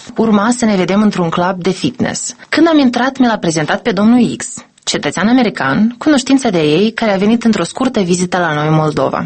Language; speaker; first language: Romanian; native; Romanian